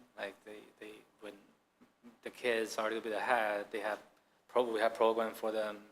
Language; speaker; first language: English; non-native, fluent; Chinese